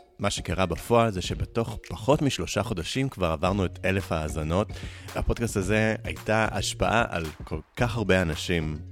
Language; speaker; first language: Hebrew; native; Hebrew